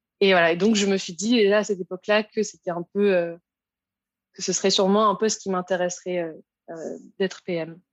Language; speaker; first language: French; native; French